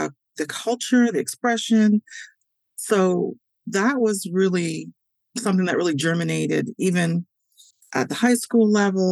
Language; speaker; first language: English; native; English